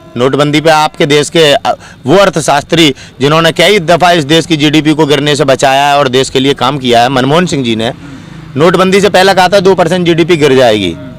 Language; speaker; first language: Hindi; native; Hindi